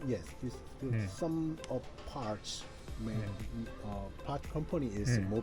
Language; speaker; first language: English; non-native, learner; Korean